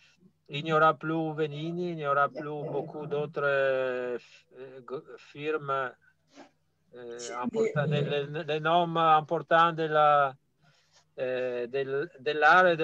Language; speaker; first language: French; non-native, fluent; Italian